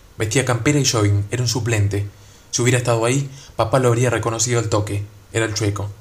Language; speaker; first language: Spanish; native; Spanish